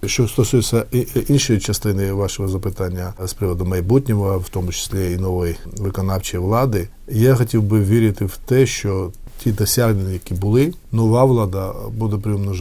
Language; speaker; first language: Ukrainian; non-native, fluent; Georgian